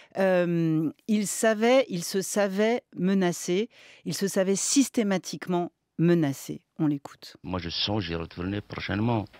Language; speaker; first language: French; native; French